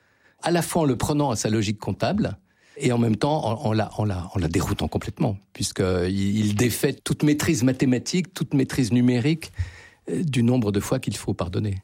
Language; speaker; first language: French; native; French